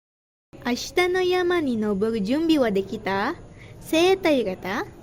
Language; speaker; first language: Japanese; non-native, learner; Indonesian